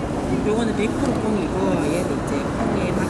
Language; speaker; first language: Korean; native; Korean